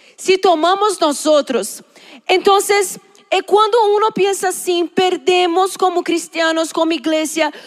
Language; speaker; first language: Spanish; non-native, learner; Portuguese